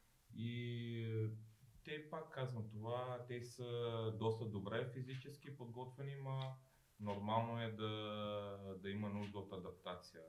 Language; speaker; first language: Bulgarian; non-native, fluent; Romanian